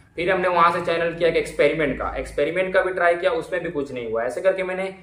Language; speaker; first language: Hindi; native; Hindi